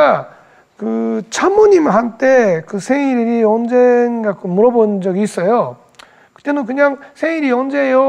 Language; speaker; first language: Korean; non-native, fluent; Japanese